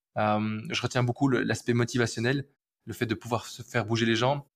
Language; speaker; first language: French; native; French